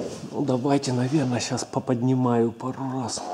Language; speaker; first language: Russian; native; Russian